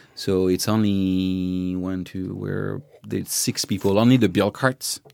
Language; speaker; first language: English; non-native, fluent; French